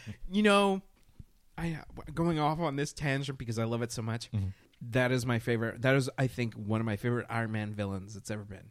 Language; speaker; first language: English; native; English